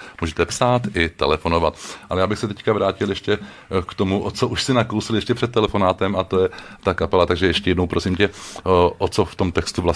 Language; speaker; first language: Czech; native; Czech